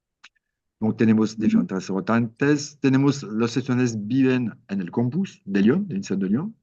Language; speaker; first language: Spanish; non-native, learner; French